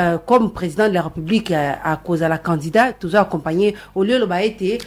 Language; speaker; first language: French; non-native, local second language; Lingala